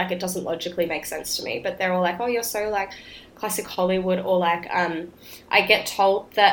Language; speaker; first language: English; native; English